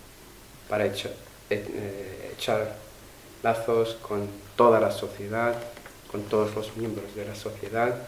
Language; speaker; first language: Spanish; non-native, fluent; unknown